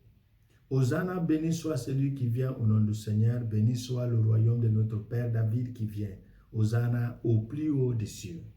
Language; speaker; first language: French; non-native, fluent; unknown